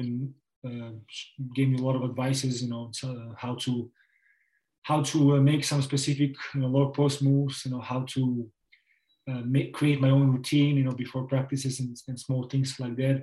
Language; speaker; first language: English; non-native, fluent; Serbian